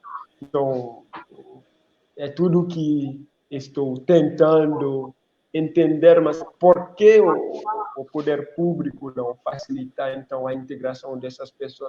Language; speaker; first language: Portuguese; non-native, local second language; Haitian Creole